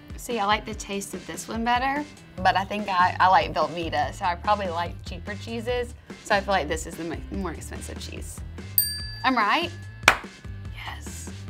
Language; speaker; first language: English; native; English